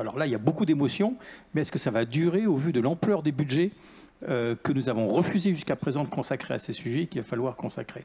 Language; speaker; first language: French; native; French